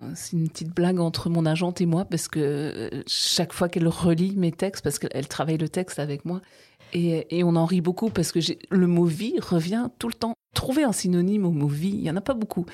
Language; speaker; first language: French; native; French